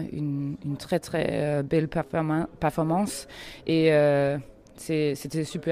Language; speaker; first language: French; non-native, learner; Danish